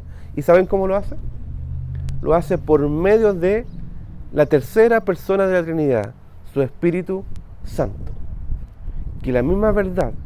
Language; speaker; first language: Spanish; native; Spanish